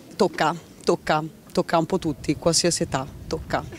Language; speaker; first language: Italian; native; Italian